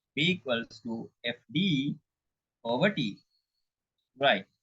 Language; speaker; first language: English; non-native, local second language; Sinhala